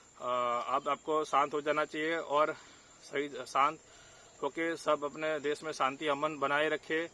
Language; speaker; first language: Hindi; non-native, local second language; Gujarati